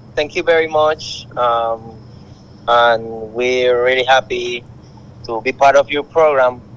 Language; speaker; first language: English; non-native, learner; Spanish